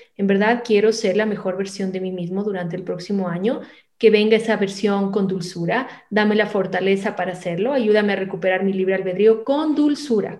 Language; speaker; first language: Spanish; native; Spanish